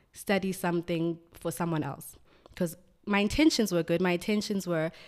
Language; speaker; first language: English; non-native, local second language; Zulu